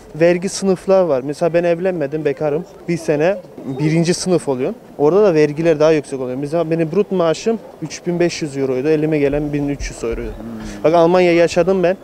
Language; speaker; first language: Turkish; early bilingual, heritage; Turkish